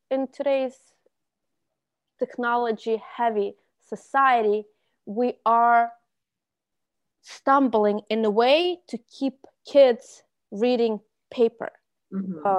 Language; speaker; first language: English; non-native, fluent; Russian